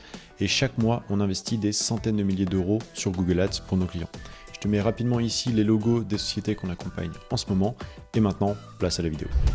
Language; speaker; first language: French; native; French